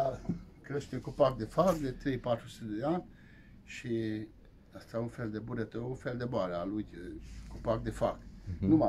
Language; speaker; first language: Romanian; non-native, local second language; Hungarian